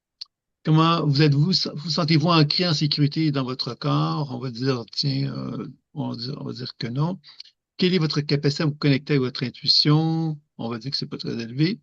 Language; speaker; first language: French; native; French